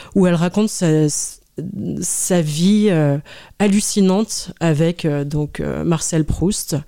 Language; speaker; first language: French; native; French